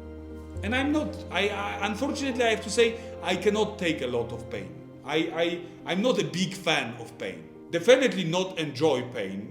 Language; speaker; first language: English; non-native, fluent; Polish